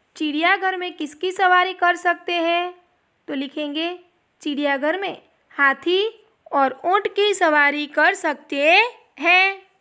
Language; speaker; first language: Hindi; non-native, local second language; Gujarati